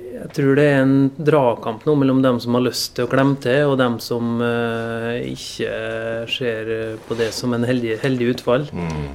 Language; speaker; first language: Norwegian; native; Norwegian